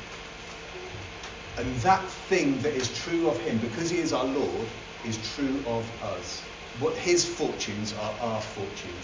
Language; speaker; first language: English; native; English